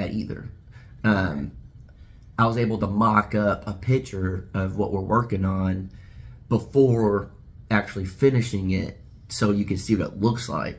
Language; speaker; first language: English; native; English